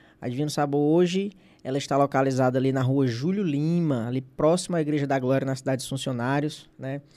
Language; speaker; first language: Portuguese; native; Portuguese